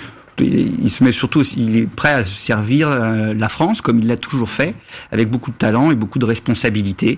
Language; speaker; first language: French; native; French